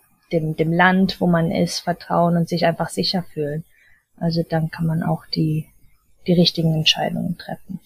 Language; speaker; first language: German; early bilingual, heritage; German